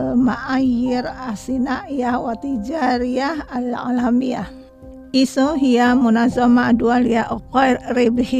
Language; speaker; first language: Arabic; non-native, fluent; Indonesian